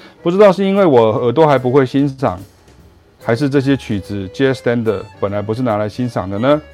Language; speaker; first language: Chinese; native; Chinese